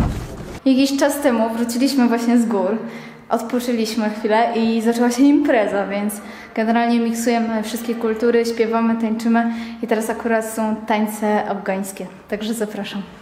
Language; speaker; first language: Polish; native; Polish